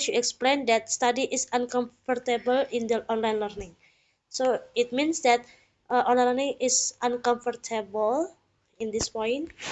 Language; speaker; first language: English; non-native, learner; Indonesian